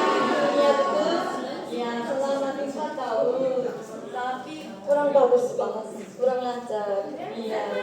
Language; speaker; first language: Indonesian; non-native, learner; Korean